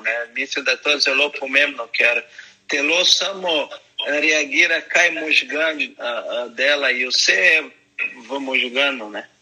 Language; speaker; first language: Slovenian; non-native, learner; Portuguese